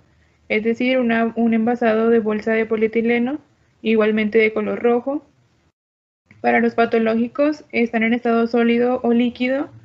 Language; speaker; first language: Spanish; native; Spanish